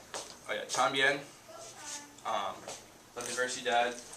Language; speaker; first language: Spanish; non-native, learner; English